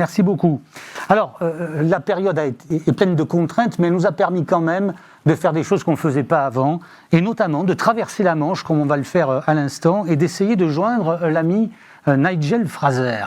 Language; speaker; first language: French; native; French